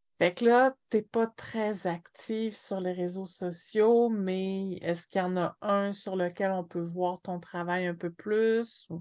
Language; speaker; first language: French; native; French